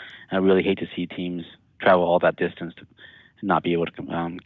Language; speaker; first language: English; native; English